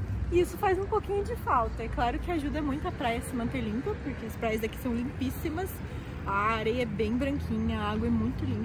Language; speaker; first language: Portuguese; native; Portuguese